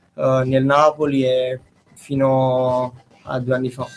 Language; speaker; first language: Italian; native; Italian